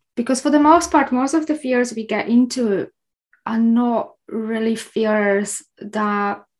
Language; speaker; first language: English; non-native, fluent; Polish